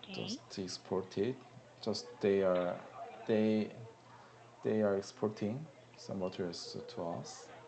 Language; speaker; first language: English; non-native, learner; Korean